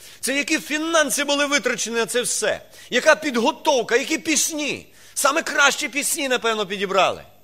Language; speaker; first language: Ukrainian; non-native, local second language; Russian